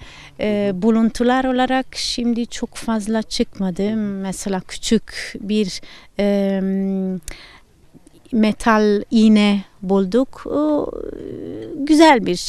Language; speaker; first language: Turkish; non-native, fluent; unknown